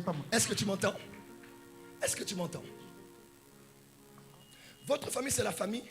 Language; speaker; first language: French; non-native, local second language; Lingala